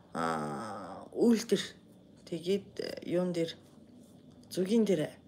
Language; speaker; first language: Mongolian; non-native, fluent; Japanese